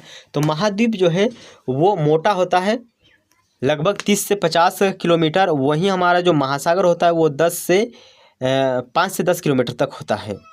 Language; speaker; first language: Hindi; native; Hindi